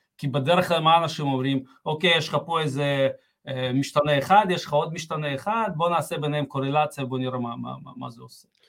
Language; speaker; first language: Hebrew; early bilingual, other home language; Russian